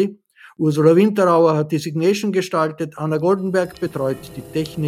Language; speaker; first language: German; native; German